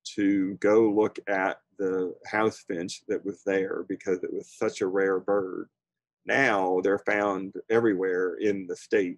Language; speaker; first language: English; native; English